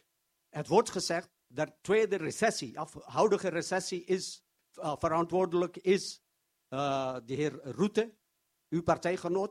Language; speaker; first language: Dutch; non-native, learner; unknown